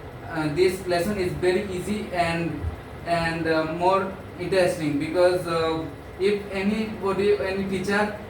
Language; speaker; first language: English; non-native, learner; Bangla